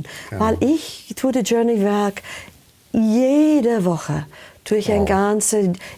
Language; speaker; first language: German; non-native, fluent; English